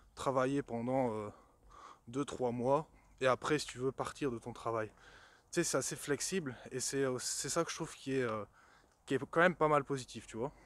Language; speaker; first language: French; native; French